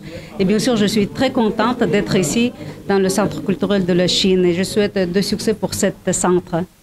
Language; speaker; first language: French; non-native, fluent; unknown